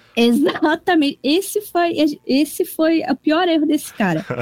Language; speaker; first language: Portuguese; early bilingual, heritage; Japanese